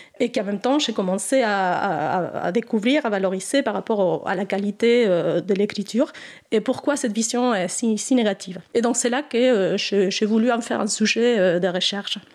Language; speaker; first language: French; non-native, fluent; Spanish